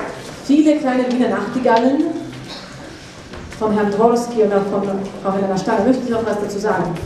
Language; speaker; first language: German; non-native, fluent; Slovak